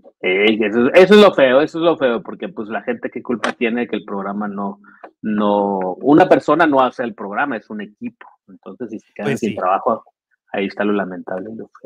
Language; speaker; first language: Spanish; native; Spanish